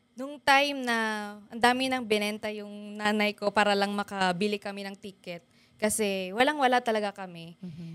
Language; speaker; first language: Filipino; native; Filipino